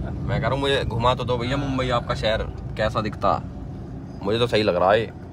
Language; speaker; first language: Hindi; native; Hindi